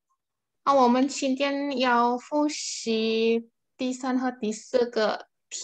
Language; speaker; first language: Chinese; non-native, fluent; Indonesian